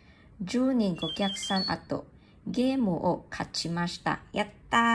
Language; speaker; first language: Japanese; non-native, learner; English